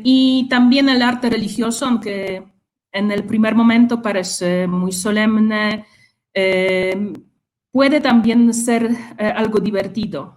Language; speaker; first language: Spanish; non-native, fluent; Polish